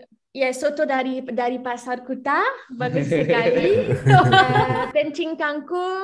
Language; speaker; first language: Indonesian; non-native, learner; French